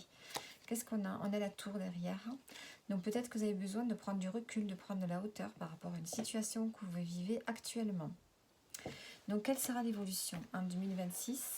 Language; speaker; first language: French; native; French